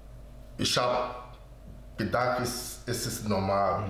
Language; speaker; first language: German; non-native, learner; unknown